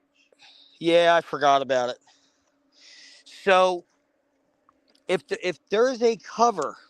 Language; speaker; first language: English; native; English